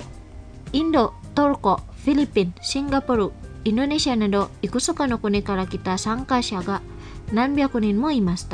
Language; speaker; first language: Japanese; non-native, fluent; Indonesian